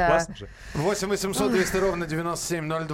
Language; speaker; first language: Russian; native; Russian